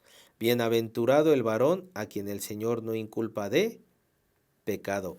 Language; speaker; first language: Spanish; native; Spanish